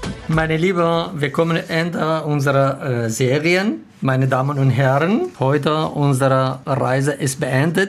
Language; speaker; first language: German; non-native, learner; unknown